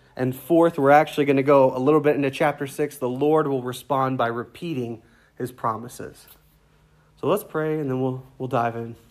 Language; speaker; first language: English; native; English